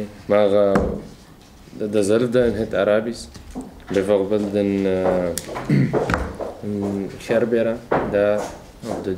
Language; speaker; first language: Dutch; non-native, learner; Arabic